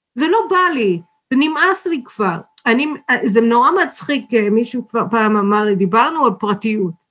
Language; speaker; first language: Hebrew; non-native, fluent; English